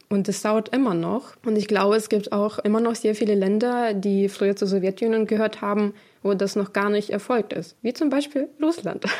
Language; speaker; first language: German; non-native, fluent; Ukrainian